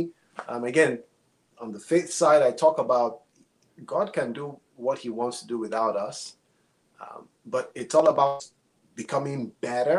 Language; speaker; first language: English; non-native, local second language; Yoruba